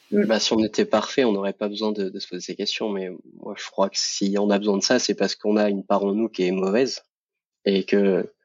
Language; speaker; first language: French; native; French